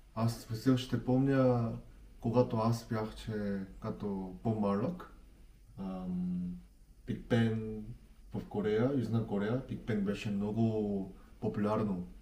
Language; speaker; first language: Bulgarian; non-native, learner; Korean